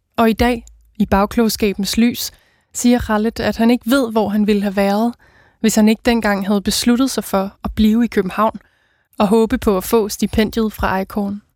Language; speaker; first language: Danish; native; Danish